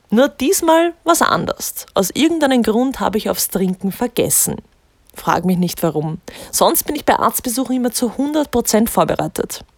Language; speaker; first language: German; native; German